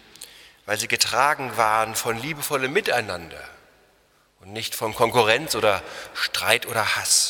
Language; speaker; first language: German; native; German